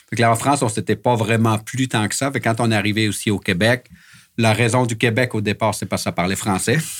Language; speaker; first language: French; native; French